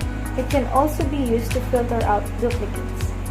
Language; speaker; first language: English; non-native, local second language; Filipino